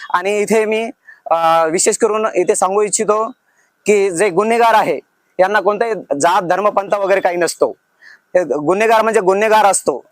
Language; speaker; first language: Marathi; non-native, local second language; Lambadi